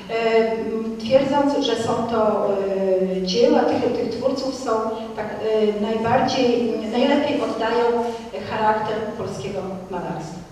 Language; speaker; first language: Polish; native; Polish